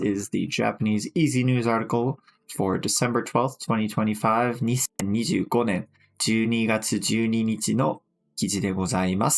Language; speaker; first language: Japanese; non-native, fluent; English